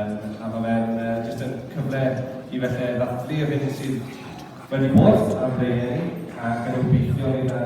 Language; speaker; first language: Welsh; native; Welsh